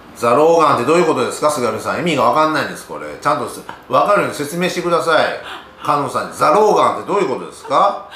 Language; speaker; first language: Japanese; native; Japanese